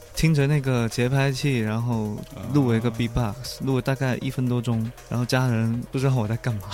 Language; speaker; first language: Chinese; native; Chinese